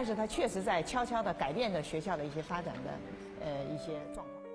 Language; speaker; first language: Chinese; native; Chinese